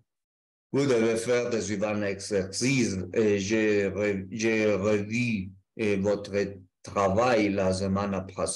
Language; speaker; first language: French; non-native, learner; Spanish